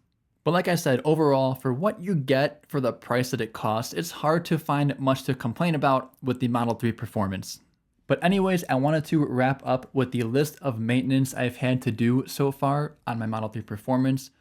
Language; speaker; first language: English; native; English